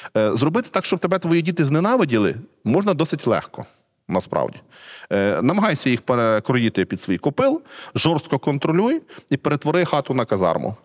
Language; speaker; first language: Ukrainian; native; Ukrainian